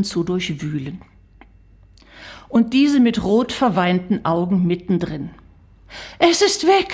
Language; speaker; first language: German; native; German